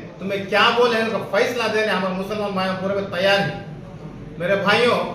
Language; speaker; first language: Hindi; non-native, local second language; Urdu